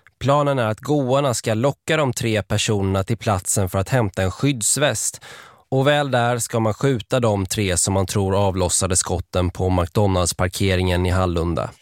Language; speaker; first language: Swedish; native; Swedish